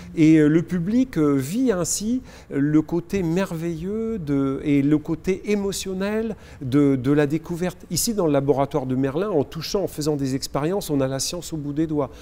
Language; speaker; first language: French; native; French